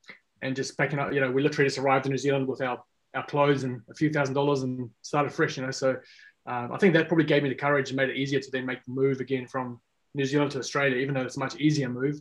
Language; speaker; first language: English; non-native, local second language; Afrikaans